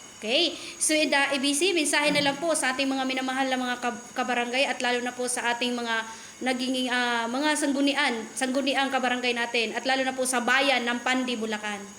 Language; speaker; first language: Filipino; native; Filipino